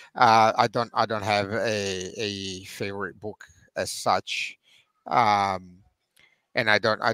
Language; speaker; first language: English; non-native, fluent; Italian